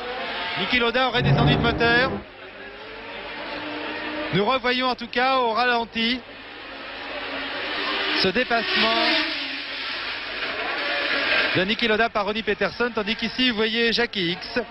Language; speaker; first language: French; native; French